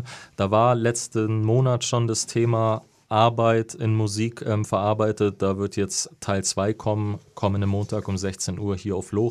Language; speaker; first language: German; native; German